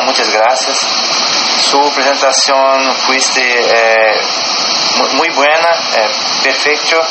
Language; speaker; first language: Spanish; non-native, learner; Portuguese